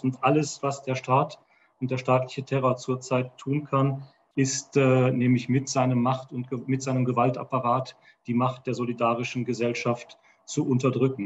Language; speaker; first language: German; native; German